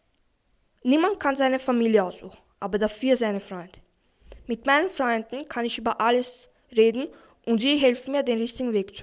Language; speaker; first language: German; early bilingual, other home language; Serbian